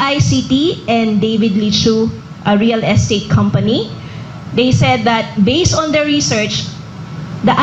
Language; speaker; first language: English; non-native, local second language; Filipino